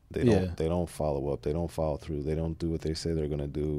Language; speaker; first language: English; native; English